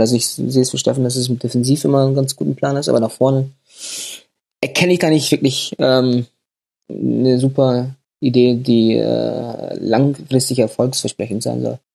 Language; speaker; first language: German; native; German